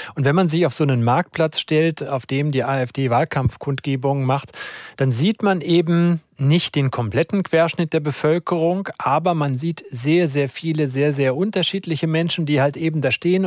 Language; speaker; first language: German; native; German